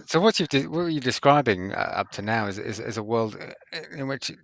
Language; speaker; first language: English; native; English